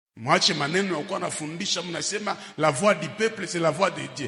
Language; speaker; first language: French; non-native, local second language; Swahili